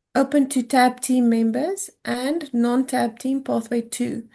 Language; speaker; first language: English; non-native, local second language; Afrikaans